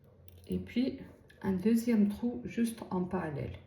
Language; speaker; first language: French; native; French